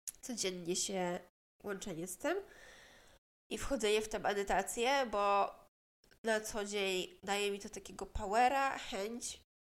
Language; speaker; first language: Polish; native; Polish